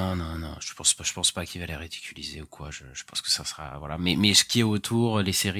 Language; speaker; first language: French; native; French